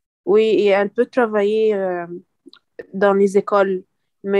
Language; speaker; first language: French; non-native, learner; Arabic